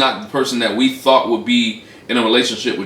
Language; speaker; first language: English; native; English